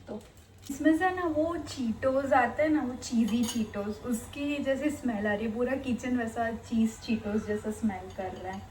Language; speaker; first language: Hindi; non-native, local second language; Gujarati